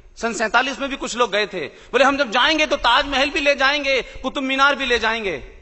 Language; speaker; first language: Hindi; native; Hindi